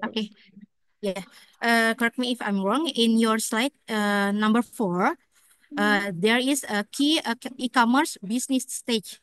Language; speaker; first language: English; non-native, learner; Indonesian